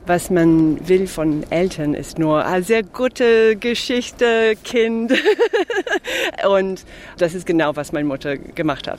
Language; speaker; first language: German; non-native, fluent; English